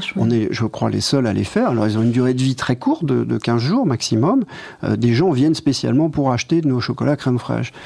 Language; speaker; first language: French; native; French